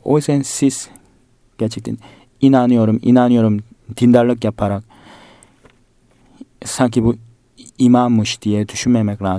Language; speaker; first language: Turkish; non-native, fluent; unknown